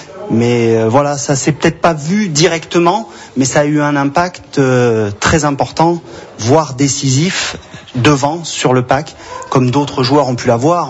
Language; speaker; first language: French; native; French